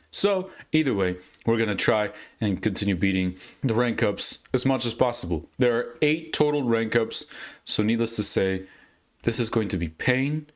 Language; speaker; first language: English; native; English